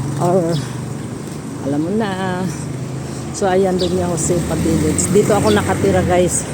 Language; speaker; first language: Filipino; non-native, local second language; Cebuano